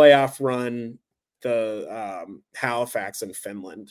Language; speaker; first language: English; native; English